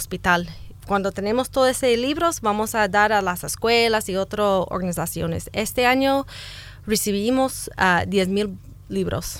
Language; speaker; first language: Spanish; non-native, fluent; English